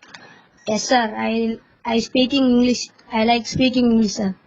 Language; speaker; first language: English; non-native, learner; Telugu